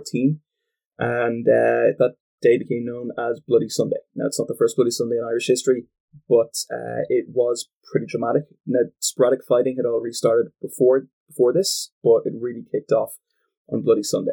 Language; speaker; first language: English; native; English